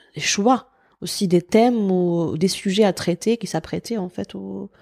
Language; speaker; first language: French; non-native, local second language; Arabic